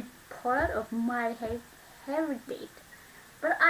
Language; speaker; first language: English; non-native, learner; Vietnamese